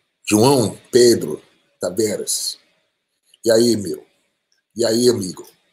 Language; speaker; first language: Portuguese; non-native, fluent; English